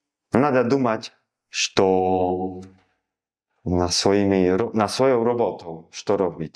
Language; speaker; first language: Russian; non-native, learner; Slovak